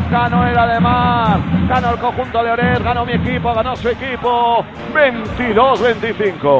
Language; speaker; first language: Spanish; native; Spanish